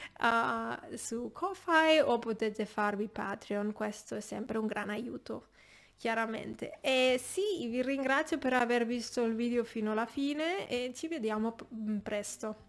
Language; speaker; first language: Italian; non-native, fluent; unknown